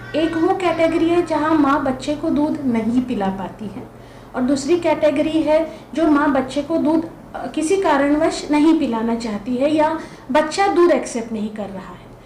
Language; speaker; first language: Hindi; non-native, local second language; Marathi